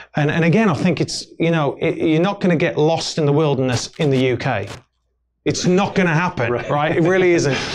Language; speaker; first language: English; native; English